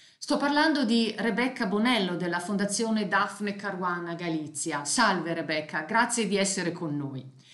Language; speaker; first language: Italian; native; Italian